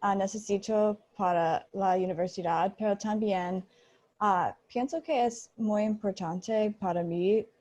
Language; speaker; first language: Spanish; non-native, learner; English